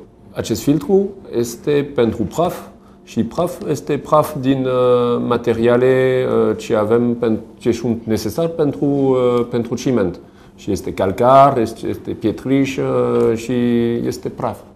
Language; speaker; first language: Romanian; non-native, learner; French